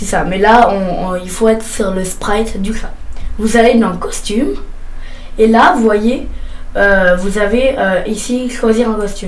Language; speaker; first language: French; native; French